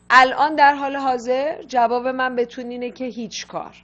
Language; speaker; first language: Persian; native; Persian